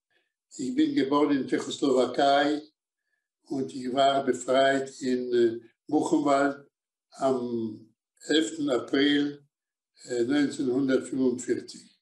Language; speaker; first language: German; non-native, fluent; Slovak